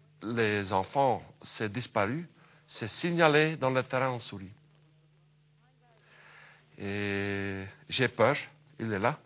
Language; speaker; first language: French; non-native, learner; Dutch